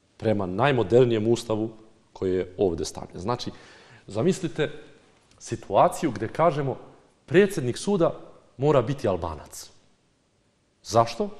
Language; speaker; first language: Bosnian; non-native, local second language; Albanian